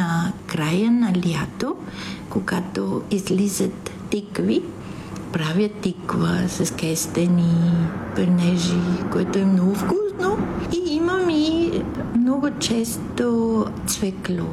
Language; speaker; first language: Bulgarian; non-native, fluent; Italian